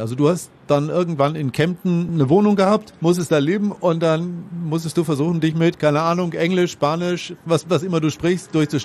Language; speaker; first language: German; native; German